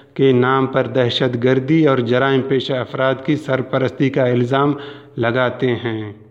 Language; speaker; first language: Urdu; non-native, local second language; Baluchi